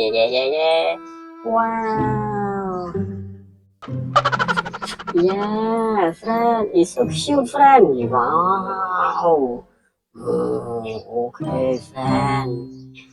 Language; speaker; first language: English; non-native, learner; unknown